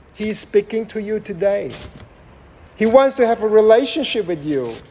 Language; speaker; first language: English; non-native, local second language; Chinese